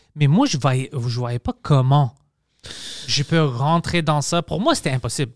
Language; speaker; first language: French; non-native, local second language; English